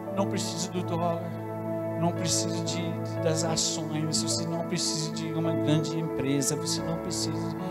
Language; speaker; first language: Portuguese; non-native, fluent; English